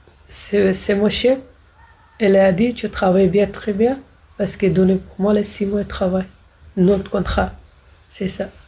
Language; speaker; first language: French; non-native, learner; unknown